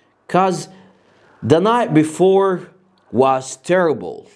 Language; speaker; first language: English; non-native, fluent; Arabic